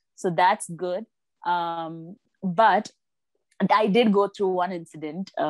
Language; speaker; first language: English; non-native, local second language; Malayalam